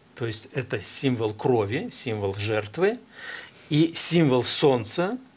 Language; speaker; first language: Russian; native; Russian